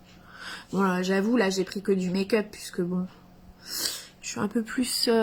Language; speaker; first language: French; native; French